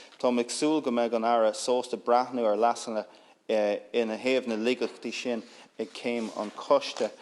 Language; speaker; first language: Irish; non-native, local second language; English